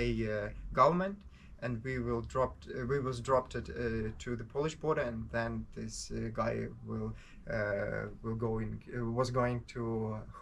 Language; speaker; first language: English; non-native, learner; Ukrainian